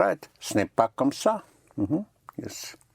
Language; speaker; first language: French; non-native, fluent; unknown